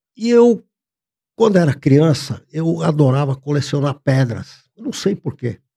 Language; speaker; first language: Portuguese; non-native, fluent; English